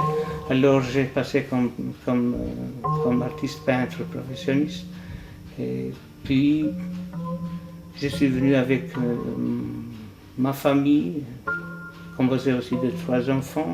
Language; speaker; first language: French; non-native, fluent; Albanian